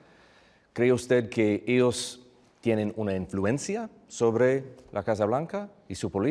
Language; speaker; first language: Spanish; non-native, fluent; English